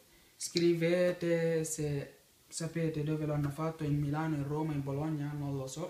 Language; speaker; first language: Italian; non-native, learner; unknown